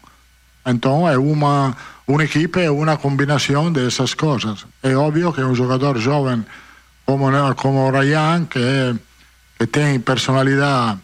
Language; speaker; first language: Portuguese; non-native, learner; Italian